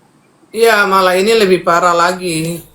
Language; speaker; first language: Indonesian; native; Indonesian